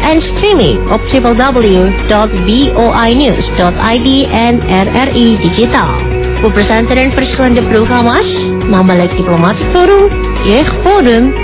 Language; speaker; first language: Dutch; non-native, fluent; Indonesian